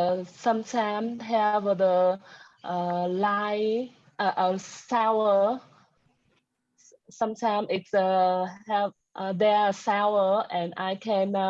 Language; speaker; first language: English; non-native, learner; Vietnamese